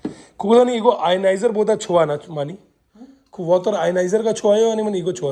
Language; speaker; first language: Korean; non-native, learner; Hindi